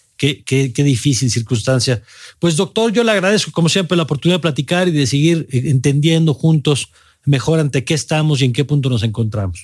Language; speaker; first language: Spanish; native; Spanish